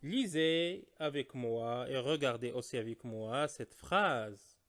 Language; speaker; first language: French; non-native, local second language; Arabic